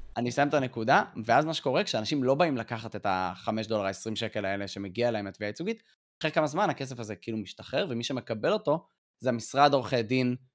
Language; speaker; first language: Hebrew; native; Hebrew